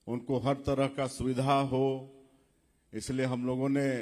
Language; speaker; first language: Hindi; native; Hindi